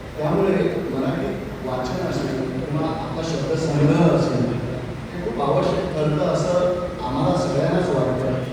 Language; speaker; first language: Marathi; native; Marathi